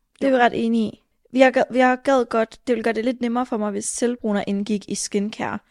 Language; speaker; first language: Danish; native; Danish